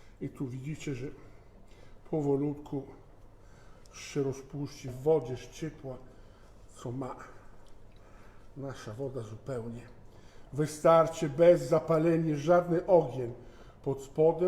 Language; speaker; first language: Polish; non-native, fluent; Italian